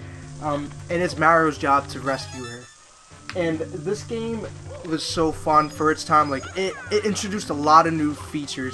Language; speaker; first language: English; native; English